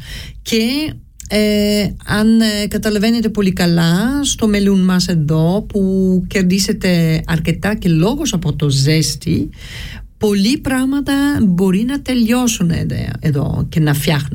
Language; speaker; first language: Greek; early bilingual, heritage; Greek